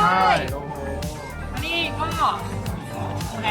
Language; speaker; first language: Thai; native; Thai